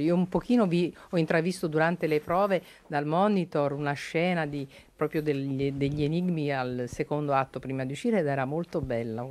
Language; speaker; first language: Italian; native; Italian